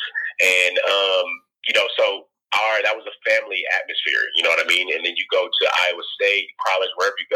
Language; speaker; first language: English; native; English